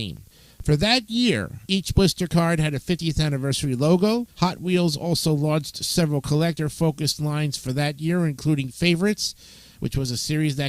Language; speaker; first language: English; native; English